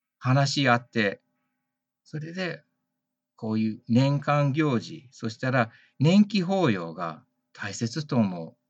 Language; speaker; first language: Japanese; early bilingual, heritage; Japanese